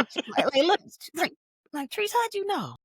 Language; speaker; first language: English; native; English